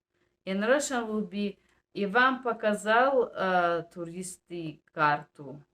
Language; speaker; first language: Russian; non-native, fluent; Bulgarian